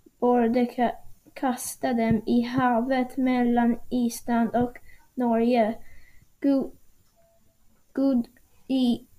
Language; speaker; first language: Swedish; non-native, learner; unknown